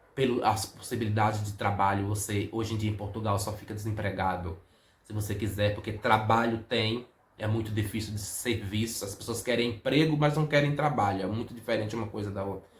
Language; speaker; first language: Portuguese; native; Portuguese